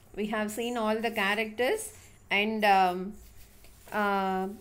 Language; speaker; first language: English; non-native, local second language; Tamil